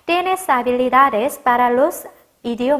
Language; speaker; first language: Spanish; non-native, fluent; Korean